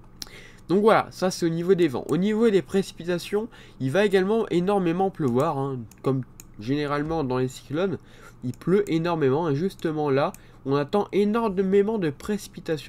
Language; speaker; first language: French; native; French